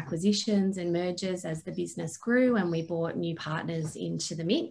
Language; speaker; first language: English; native; English